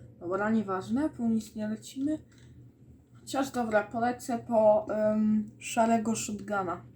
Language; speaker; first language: Polish; native; Polish